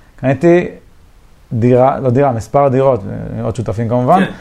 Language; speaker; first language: Hebrew; native; Hebrew